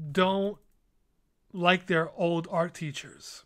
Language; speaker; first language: English; native; English